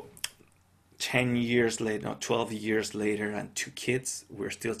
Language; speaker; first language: English; non-native, fluent; Spanish